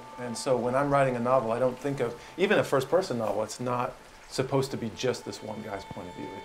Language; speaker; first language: English; native; English